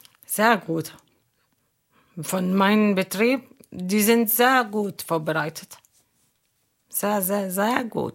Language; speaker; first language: German; non-native, fluent; Arabic